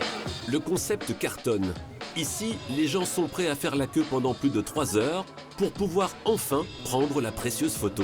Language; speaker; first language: French; native; French